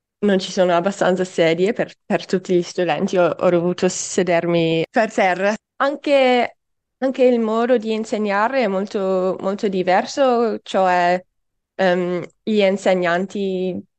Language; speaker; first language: Italian; non-native, fluent; English